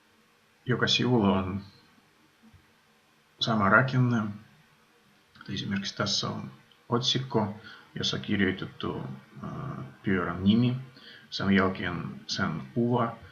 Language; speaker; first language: Finnish; non-native, fluent; Russian